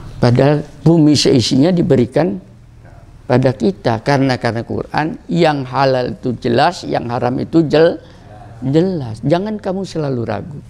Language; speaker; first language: Indonesian; native; Indonesian